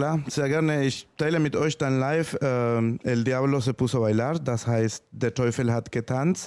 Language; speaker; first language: German; non-native, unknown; Spanish